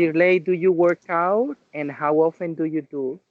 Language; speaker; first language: English; non-native, learner; Spanish